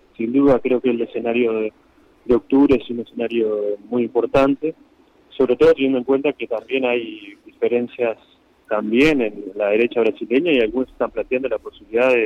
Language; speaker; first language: Spanish; native; Spanish